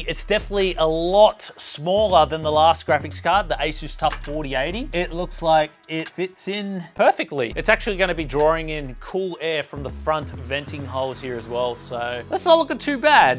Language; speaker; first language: English; native; English